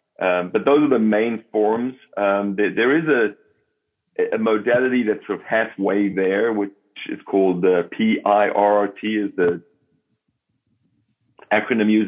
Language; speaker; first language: English; native; English